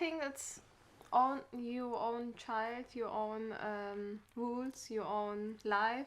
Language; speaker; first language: English; non-native, learner; German